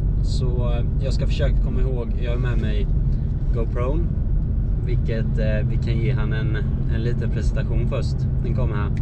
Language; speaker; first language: Swedish; native; Swedish